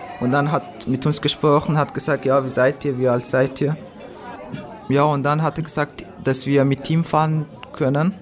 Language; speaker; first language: German; non-native, fluent; Persian